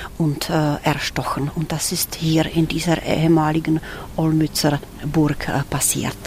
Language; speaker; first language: German; non-native, fluent; Czech